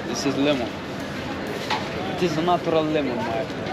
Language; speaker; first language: English; non-native, learner; Arabic